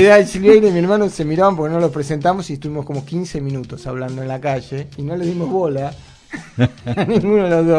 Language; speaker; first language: Spanish; native; Spanish